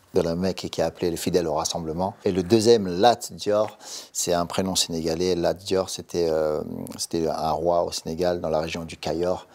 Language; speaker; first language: French; native; French